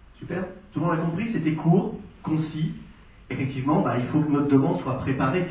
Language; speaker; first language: French; native; French